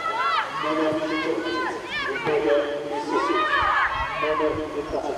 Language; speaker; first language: Russian; native; Russian